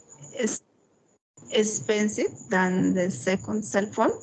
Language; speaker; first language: English; non-native, learner; Spanish